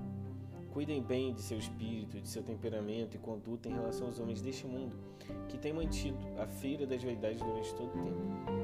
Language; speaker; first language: Portuguese; native; Portuguese